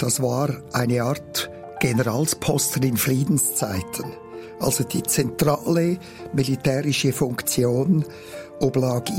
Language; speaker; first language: German; native; German